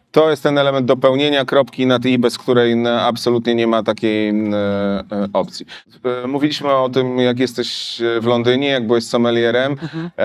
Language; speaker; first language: Polish; native; Polish